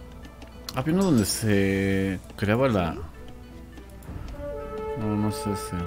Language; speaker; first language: Spanish; native; Spanish